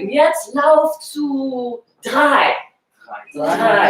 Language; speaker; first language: German; non-native, fluent; English